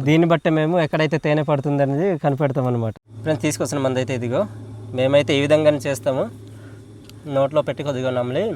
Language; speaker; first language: Telugu; non-native, local second language; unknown